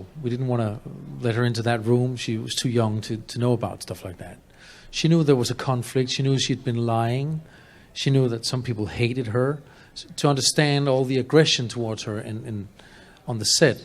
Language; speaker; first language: English; non-native, fluent; Danish